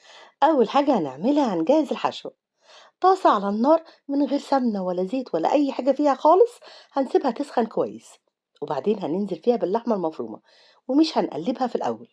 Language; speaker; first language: Arabic; native; Arabic